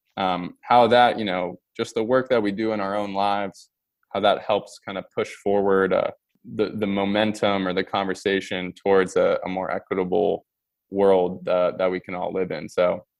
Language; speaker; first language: English; native; English